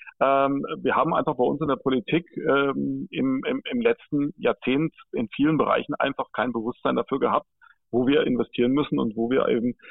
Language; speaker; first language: German; native; German